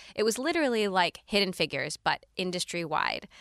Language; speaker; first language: English; native; English